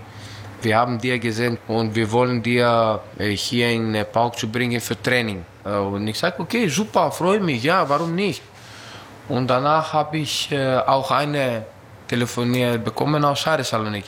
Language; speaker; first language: German; non-native, learner; Greek